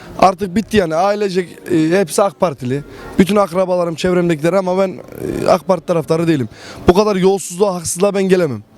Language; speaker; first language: Turkish; native; Turkish